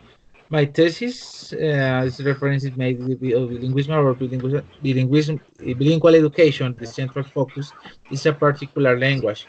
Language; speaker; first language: English; non-native, learner; Spanish